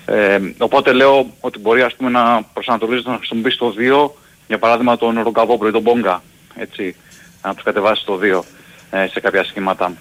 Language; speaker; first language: Greek; native; Greek